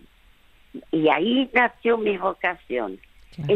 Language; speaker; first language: Spanish; early bilingual, other home language; French